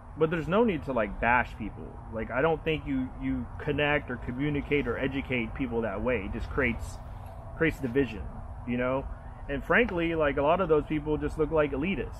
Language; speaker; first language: English; native; English